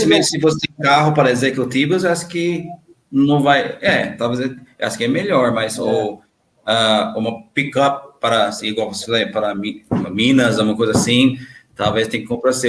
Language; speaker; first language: Portuguese; non-native, learner; English